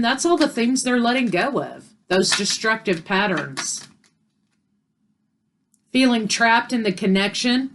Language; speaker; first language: English; native; English